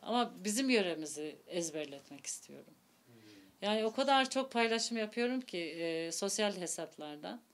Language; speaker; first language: Turkish; early bilingual, heritage; Turkish